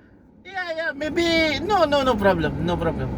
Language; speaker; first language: English; non-native, local second language; Arabic